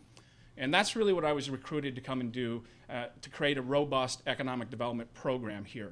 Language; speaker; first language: English; native; English